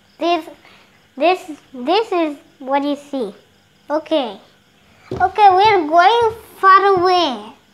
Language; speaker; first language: English; non-native, local second language; Bangla